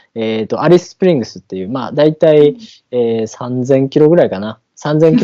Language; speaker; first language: Japanese; native; Japanese